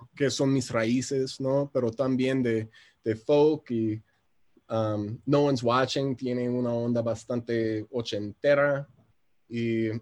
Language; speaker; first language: Spanish; non-native, fluent; English